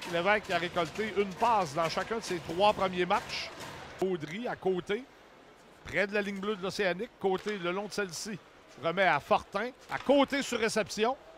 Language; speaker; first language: French; native; French